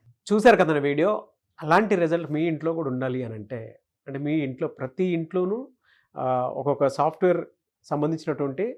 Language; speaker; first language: Telugu; native; Telugu